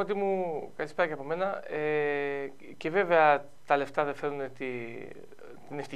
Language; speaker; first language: Greek; native; Greek